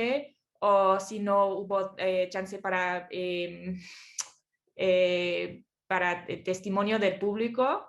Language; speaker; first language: Spanish; non-native, fluent; English